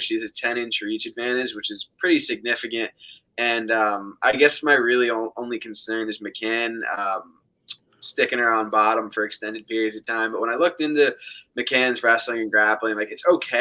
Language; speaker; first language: English; native; English